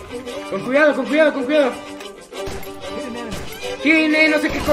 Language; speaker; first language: Spanish; native; Spanish